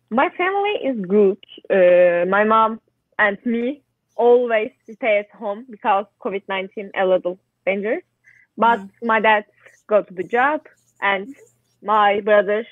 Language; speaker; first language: English; non-native, learner; Turkish